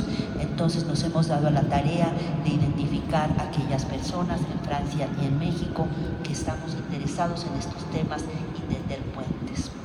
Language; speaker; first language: Spanish; native; Spanish